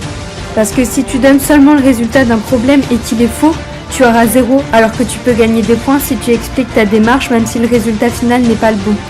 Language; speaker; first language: French; native; French